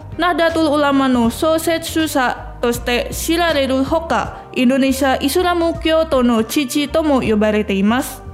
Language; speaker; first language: Japanese; non-native, fluent; Indonesian